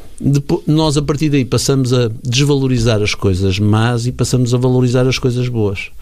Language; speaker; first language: Portuguese; native; Portuguese